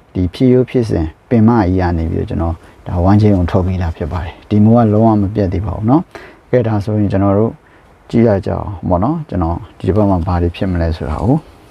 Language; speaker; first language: Burmese; non-native, local second language; Shan